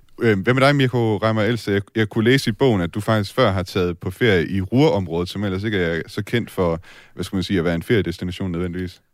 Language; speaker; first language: Danish; native; Danish